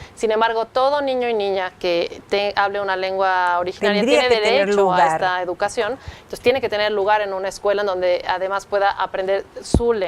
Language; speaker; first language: Spanish; native; Spanish